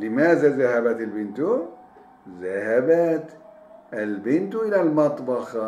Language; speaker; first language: Arabic; non-native, fluent; Turkish